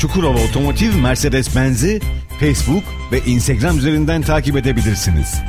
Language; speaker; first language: Turkish; native; Turkish